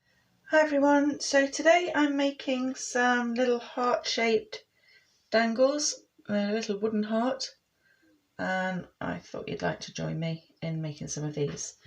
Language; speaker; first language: English; native; English